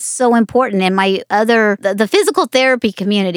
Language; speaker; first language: English; native; English